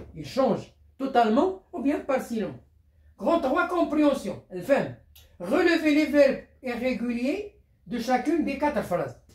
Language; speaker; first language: French; non-native, local second language; Arabic